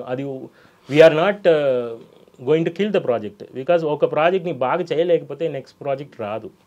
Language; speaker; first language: Telugu; non-native, local second language; Tamil